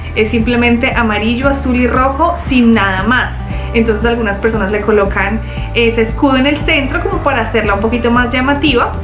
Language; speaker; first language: Spanish; native; Spanish